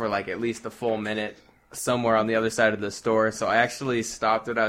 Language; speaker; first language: English; native; English